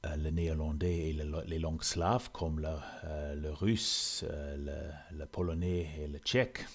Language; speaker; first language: French; non-native, learner; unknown